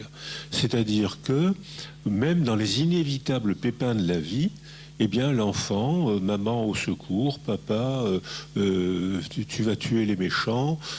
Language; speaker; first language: French; native; French